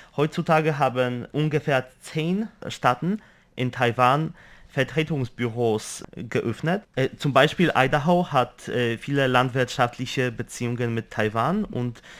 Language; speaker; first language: German; non-native, fluent; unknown